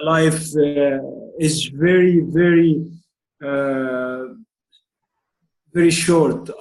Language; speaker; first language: English; non-native, learner; Arabic